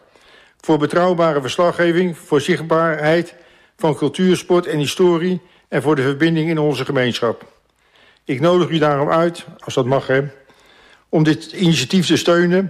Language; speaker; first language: Dutch; native; Dutch